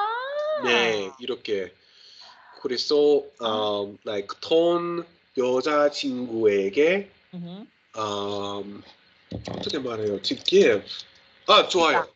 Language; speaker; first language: Korean; non-native, learner; English